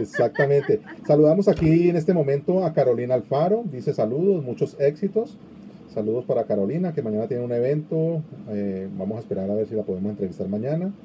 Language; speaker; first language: Spanish; native; Spanish